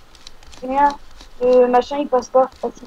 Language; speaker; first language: French; native; French